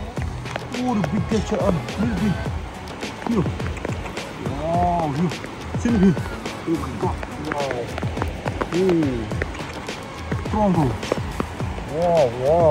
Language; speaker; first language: English; non-native, learner; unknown